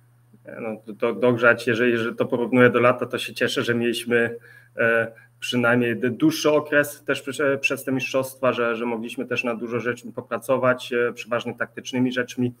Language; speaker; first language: Polish; early bilingual, heritage; Polish